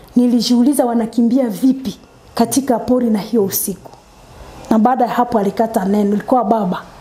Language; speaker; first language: Swahili; non-native, local second language; Nande